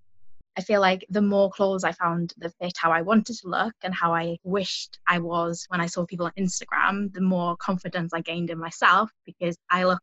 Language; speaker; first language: English; native; English